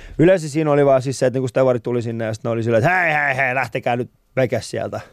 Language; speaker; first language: Finnish; early bilingual, other home language; Persian